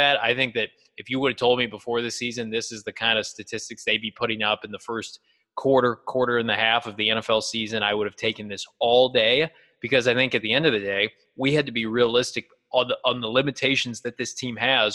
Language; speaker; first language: English; native; English